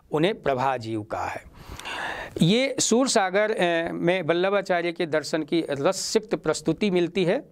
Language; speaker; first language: Hindi; native; Hindi